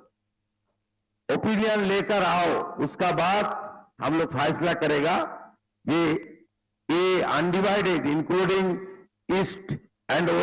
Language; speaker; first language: Hindi; non-native, local second language; Bangla